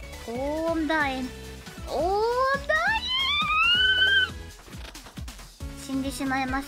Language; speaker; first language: Japanese; native; Japanese